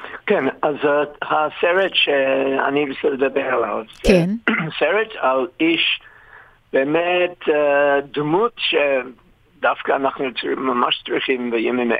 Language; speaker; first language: Hebrew; non-native, fluent; English